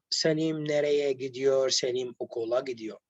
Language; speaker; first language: Turkish; non-native, learner; Arabic